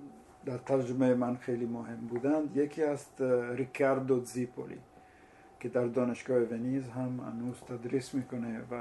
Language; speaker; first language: Persian; non-native, fluent; Italian